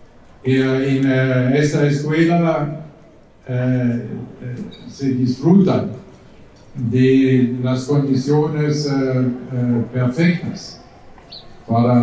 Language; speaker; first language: Spanish; non-native, learner; German